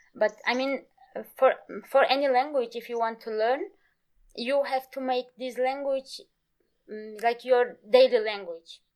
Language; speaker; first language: English; non-native, fluent; Kurdish